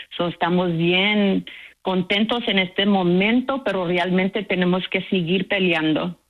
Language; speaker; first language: Spanish; early bilingual, heritage; Spanish